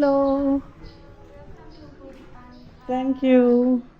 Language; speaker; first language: English; non-native, learner; French